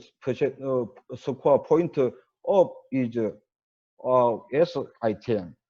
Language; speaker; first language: English; non-native, learner; Korean